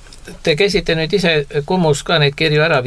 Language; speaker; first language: Estonian; native; Estonian